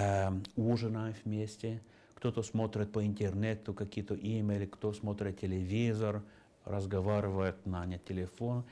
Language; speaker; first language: Russian; non-native, fluent; Finnish